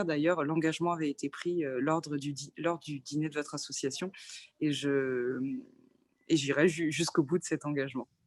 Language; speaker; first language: French; native; French